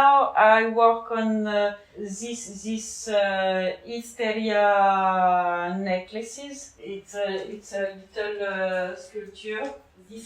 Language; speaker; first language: English; non-native, learner; French